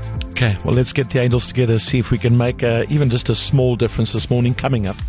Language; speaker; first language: English; non-native, local second language; Afrikaans